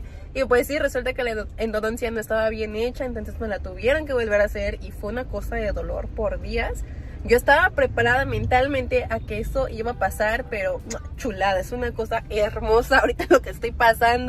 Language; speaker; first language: Spanish; native; Spanish